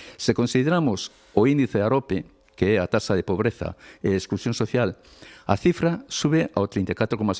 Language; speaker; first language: Galician; non-native, local second language; Spanish